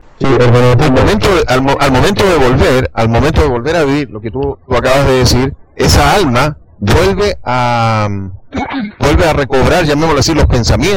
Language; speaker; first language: Spanish; native; Spanish